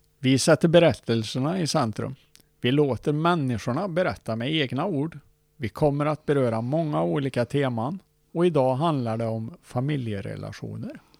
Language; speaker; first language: Swedish; native; Swedish